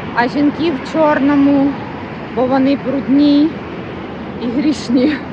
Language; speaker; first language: Ukrainian; non-native, local second language; Russian